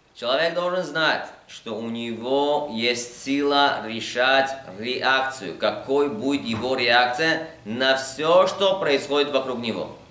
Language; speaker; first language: Russian; early bilingual, heritage; Russian